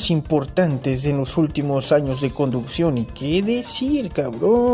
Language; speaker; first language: Spanish; native; Spanish